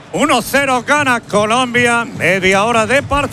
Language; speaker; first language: Spanish; native; Spanish